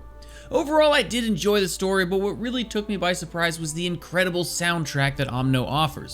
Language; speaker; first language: English; native; English